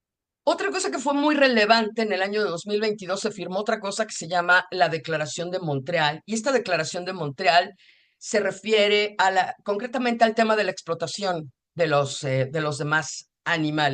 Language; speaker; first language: Spanish; native; Spanish